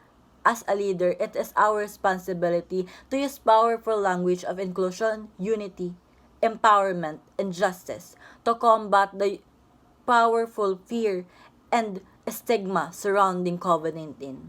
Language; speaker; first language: English; non-native, local second language; Filipino